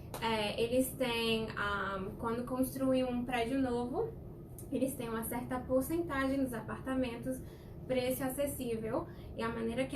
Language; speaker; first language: Portuguese; non-native, fluent; Spanish